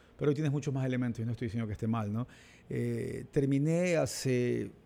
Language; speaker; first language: Spanish; native; Spanish